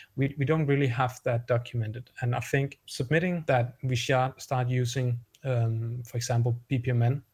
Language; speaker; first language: English; non-native, fluent; Danish